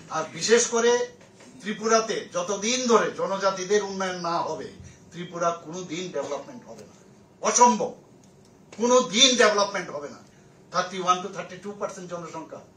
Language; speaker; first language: Bangla; native; Bangla